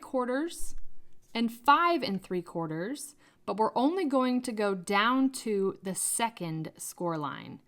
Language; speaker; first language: English; native; English